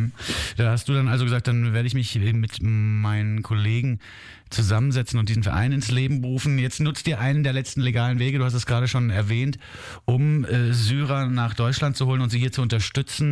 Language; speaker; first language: German; native; German